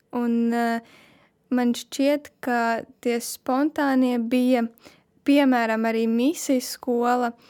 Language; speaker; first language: Latvian; non-native, local second language; Russian